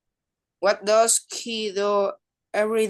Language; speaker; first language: English; non-native, learner; Spanish